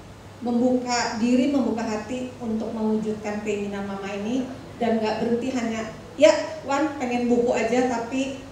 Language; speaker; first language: Indonesian; native; Indonesian